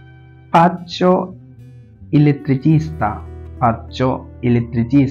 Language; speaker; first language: Italian; non-native, fluent; Bangla